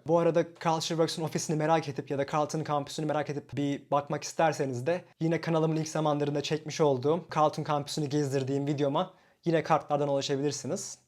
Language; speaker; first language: Turkish; native; Turkish